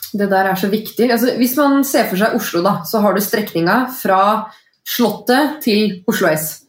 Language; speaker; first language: Norwegian; native; Norwegian